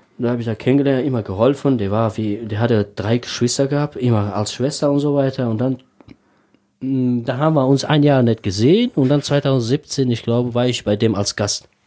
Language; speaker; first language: German; non-native, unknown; Tajik